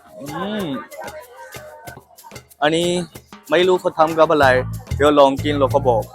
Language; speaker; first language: Thai; non-native, learner; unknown